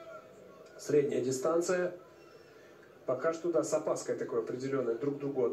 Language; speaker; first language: Russian; native; Russian